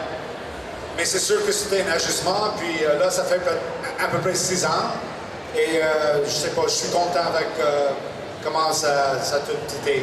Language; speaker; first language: French; non-native, local second language; English